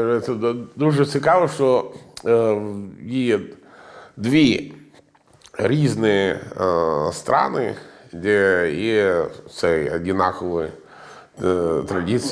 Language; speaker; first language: Ukrainian; non-native, learner; Italian